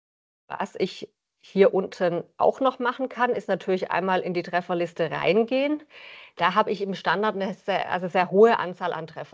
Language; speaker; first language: German; native; German